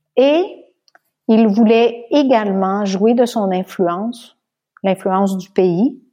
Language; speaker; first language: French; native; French